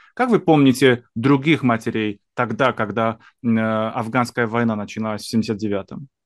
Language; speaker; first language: Russian; non-native, fluent; Polish